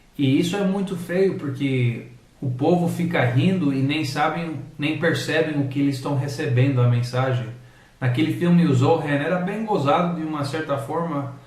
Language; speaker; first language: Portuguese; non-native, fluent; English